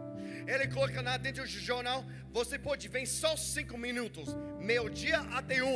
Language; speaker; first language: Portuguese; non-native, learner; English